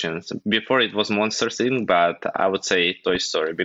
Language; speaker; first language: English; non-native, fluent; Ukrainian